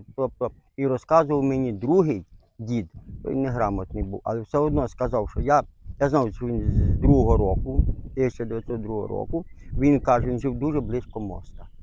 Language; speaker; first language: Ukrainian; native; Ukrainian